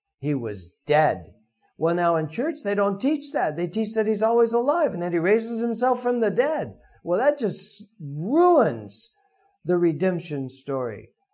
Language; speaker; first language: English; native; English